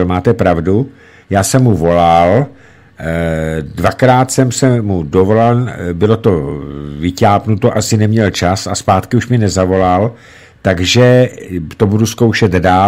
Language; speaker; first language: Czech; native; Czech